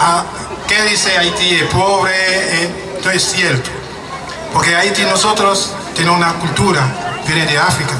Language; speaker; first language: Spanish; non-native, learner; French